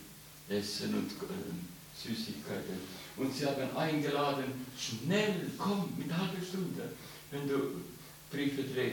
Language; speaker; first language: German; non-native, learner; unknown